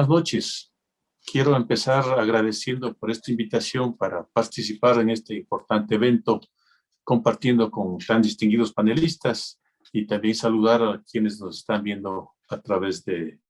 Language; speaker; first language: Spanish; native; Spanish